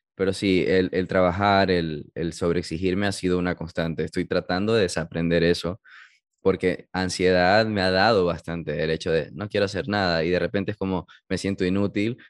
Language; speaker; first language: Spanish; early bilingual, heritage; Spanish